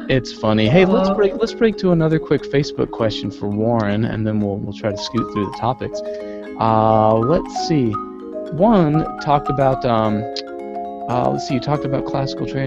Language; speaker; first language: English; native; English